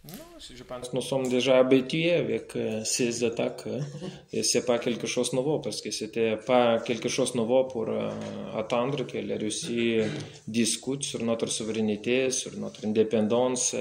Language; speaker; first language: French; non-native, fluent; Lithuanian